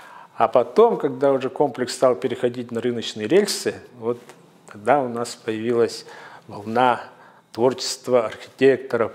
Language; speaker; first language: Russian; native; Russian